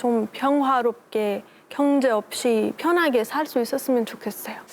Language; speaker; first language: Korean; non-native, fluent; Persian